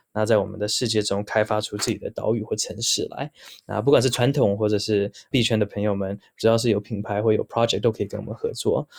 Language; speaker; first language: Chinese; early bilingual, heritage; Chinese